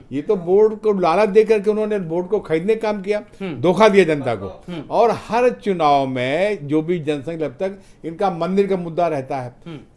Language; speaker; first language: Hindi; native; Hindi